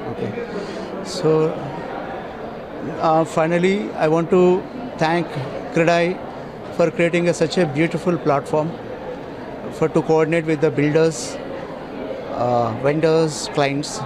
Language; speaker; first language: English; non-native, local second language; Telugu